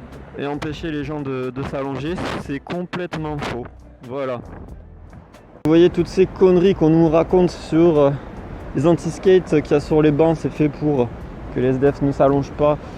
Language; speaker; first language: French; native; French